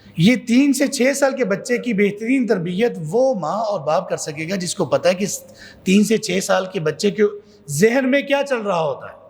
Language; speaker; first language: Urdu; non-native, local second language; Punjabi